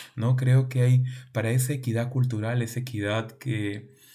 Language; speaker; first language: Spanish; native; Spanish